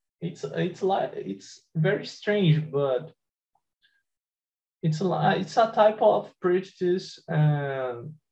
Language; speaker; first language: English; non-native, learner; Portuguese